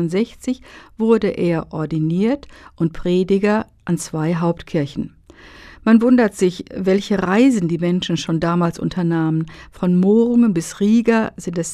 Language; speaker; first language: German; native; German